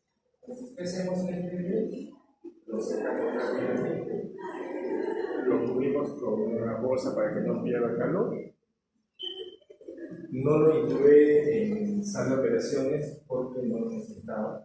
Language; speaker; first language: Spanish; native; Spanish